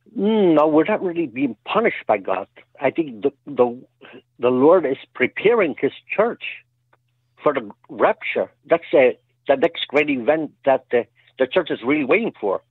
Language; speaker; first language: English; native; English